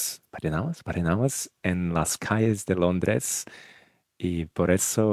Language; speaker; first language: Spanish; non-native, learner; Russian